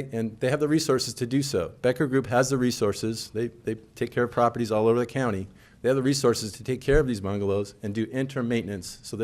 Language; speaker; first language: English; native; English